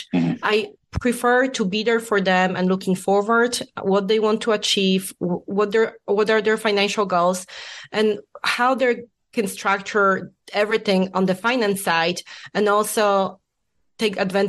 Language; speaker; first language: English; non-native, fluent; Polish